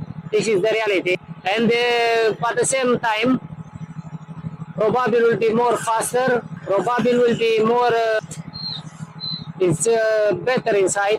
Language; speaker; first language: English; non-native, learner; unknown